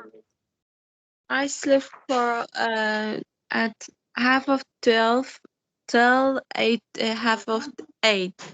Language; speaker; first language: English; non-native, learner; Central Kurdish